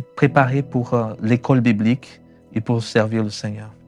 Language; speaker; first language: French; non-native, fluent; Portuguese